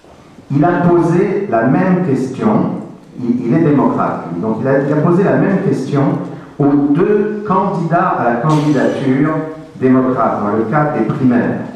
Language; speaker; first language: French; native; French